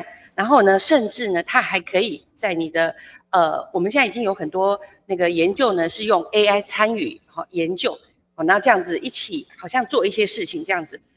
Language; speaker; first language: Chinese; native; Chinese